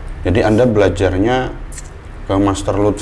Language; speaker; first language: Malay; non-native, local second language; Javanese